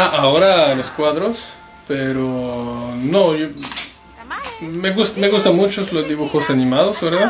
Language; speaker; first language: Spanish; non-native, fluent; French